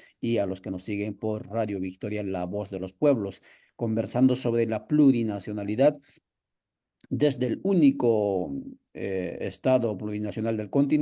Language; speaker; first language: Spanish; native; Spanish